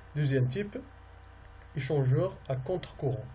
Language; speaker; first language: French; non-native, local second language; Arabic